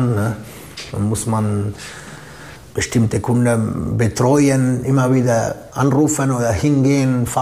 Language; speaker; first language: German; non-native, fluent; Spanish